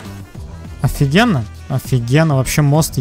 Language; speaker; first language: Russian; native; Russian